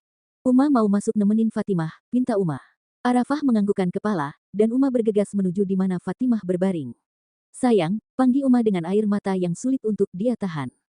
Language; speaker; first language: Indonesian; native; Indonesian